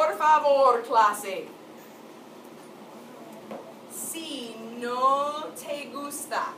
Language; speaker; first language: Spanish; non-native, fluent; English